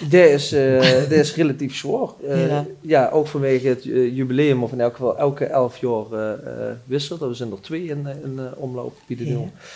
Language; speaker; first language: Dutch; native; Dutch